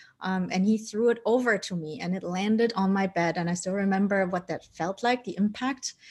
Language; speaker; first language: English; non-native, fluent; German